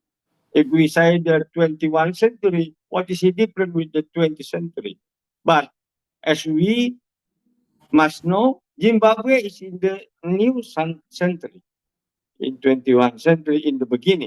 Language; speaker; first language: English; non-native, learner; Indonesian